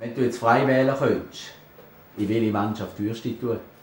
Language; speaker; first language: German; native; German